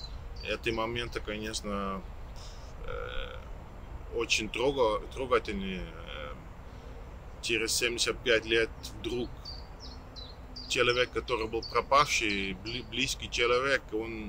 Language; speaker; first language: Russian; non-native, fluent; Dutch